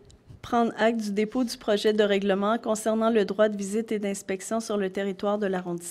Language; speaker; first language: French; native; French